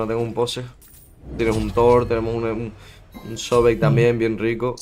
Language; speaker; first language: Spanish; native; Spanish